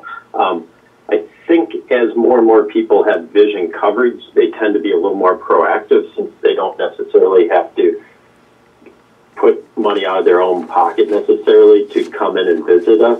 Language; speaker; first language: English; native; English